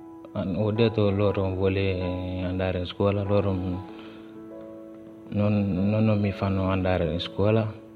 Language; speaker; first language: Italian; non-native, learner; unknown